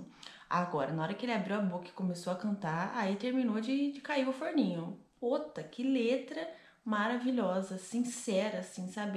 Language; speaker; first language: Portuguese; native; Portuguese